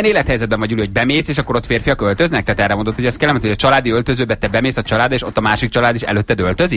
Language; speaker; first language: Hungarian; native; Hungarian